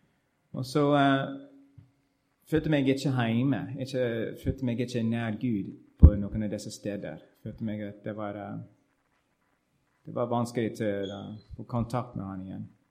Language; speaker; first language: Norwegian; non-native, learner; English